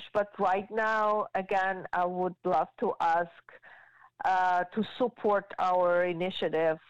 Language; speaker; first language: English; non-native, fluent; Georgian